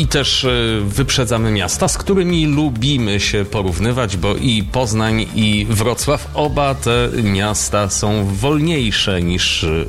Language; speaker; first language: Polish; native; Polish